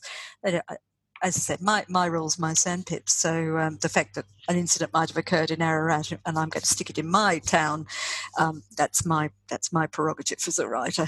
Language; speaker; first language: English; native; English